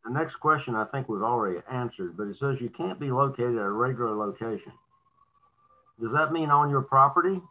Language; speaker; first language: English; native; English